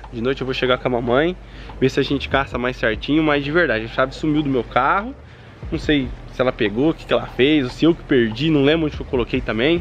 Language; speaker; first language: Portuguese; native; Portuguese